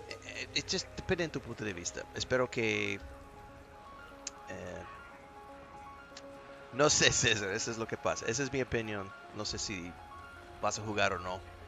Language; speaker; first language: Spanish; non-native, learner; English